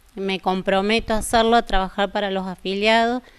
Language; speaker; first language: Spanish; native; Spanish